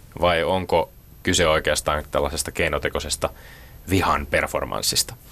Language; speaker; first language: Finnish; native; Finnish